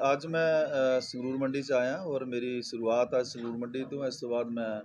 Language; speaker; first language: Hindi; non-native, local second language; Punjabi